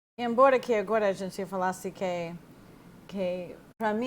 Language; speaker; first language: Portuguese; non-native, fluent; English